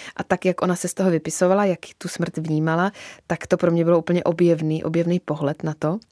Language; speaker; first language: Czech; native; Czech